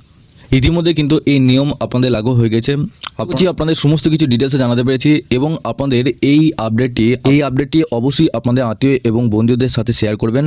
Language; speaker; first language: Bangla; native; Bangla